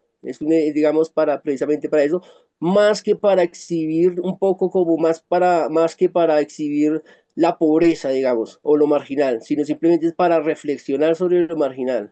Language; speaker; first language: Spanish; native; Spanish